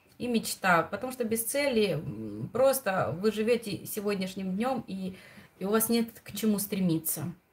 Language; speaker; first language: Russian; non-native, local second language; Romanian